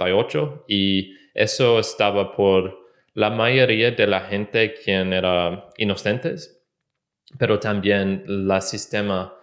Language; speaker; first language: Spanish; non-native, learner; English